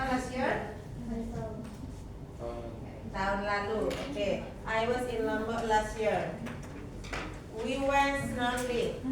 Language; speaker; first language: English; non-native, learner; Indonesian